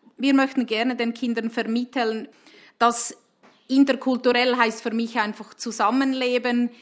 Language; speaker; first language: German; native; German